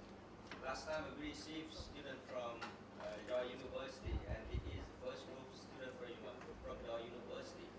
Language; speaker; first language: English; non-native, learner; Vietnamese